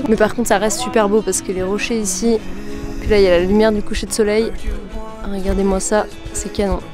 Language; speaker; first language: French; native; French